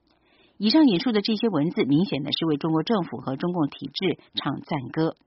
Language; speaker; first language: Chinese; native; Chinese